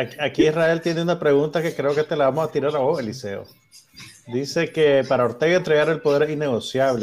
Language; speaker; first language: Spanish; native; Spanish